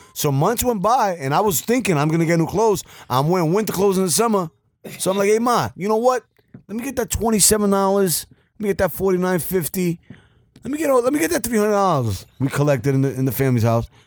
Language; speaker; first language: English; early bilingual, other home language; Spanish